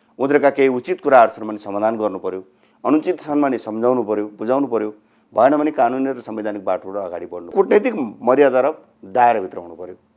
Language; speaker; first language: Nepali; native; Nepali